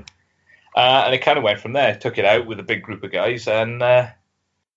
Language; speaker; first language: English; native; English